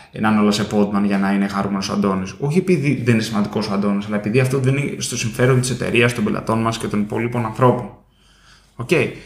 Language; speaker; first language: Greek; early bilingual, heritage; Greek